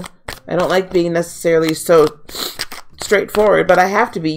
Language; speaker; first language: English; native; English